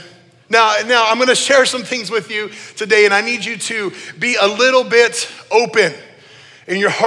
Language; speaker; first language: English; native; English